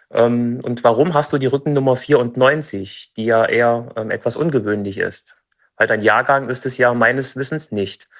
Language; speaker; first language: German; native; German